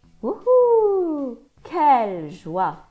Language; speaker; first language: French; non-native, local second language; Arabic